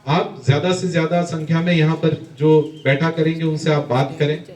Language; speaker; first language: Hindi; native; Hindi